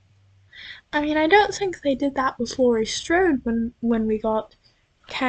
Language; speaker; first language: English; native; English